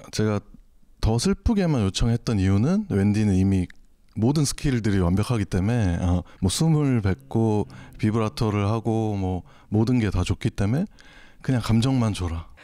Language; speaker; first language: Korean; native; Korean